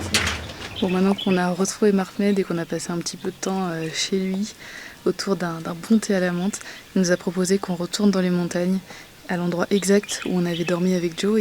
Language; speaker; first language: French; native; French